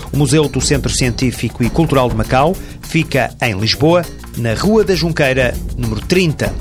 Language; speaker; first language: Portuguese; native; Portuguese